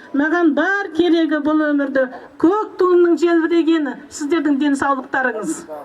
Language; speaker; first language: Kazakh; native; Kazakh